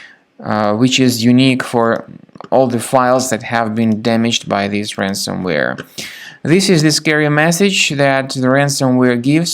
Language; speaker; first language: English; non-native, fluent; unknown